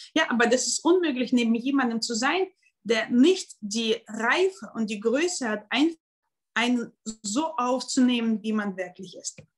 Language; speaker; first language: German; non-native, fluent; Russian